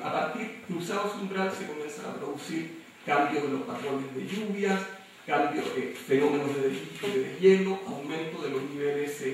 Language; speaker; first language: Spanish; native; Spanish